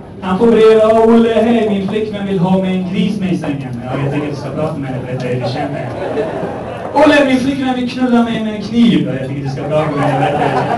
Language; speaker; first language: Swedish; early bilingual, other home language; Persian